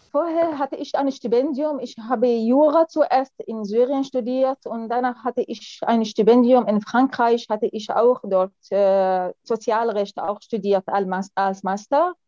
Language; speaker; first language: German; non-native, fluent; Arabic